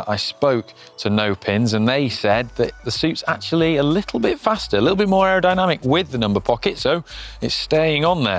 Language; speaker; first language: English; native; English